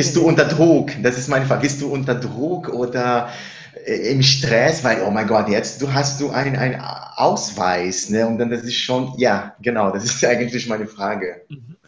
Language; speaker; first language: German; non-native, fluent; Spanish